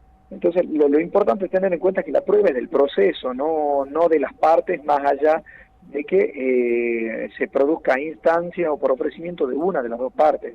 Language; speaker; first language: Spanish; native; Spanish